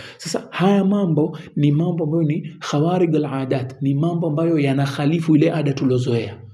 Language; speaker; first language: Swahili; native; Swahili